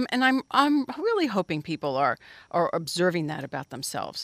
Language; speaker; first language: English; native; English